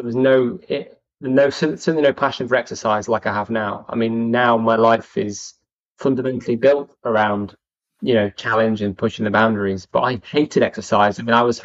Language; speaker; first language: English; native; English